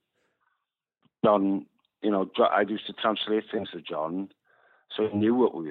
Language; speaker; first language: English; non-native, local second language; Welsh